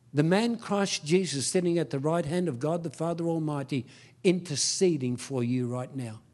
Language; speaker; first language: English; early bilingual, other home language; Dutch